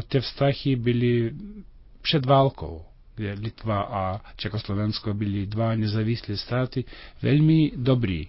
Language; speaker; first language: Czech; non-native, fluent; Lithuanian